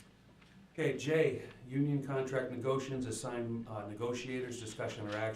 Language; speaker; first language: English; native; English